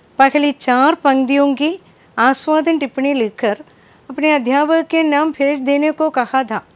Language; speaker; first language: Hindi; non-native, local second language; Malayalam